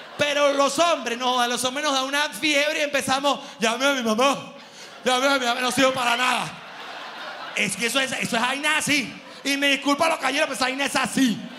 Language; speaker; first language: Spanish; native; Spanish